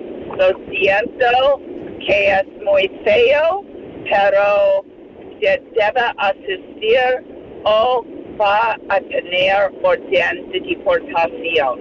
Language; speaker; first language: Spanish; non-native, learner; English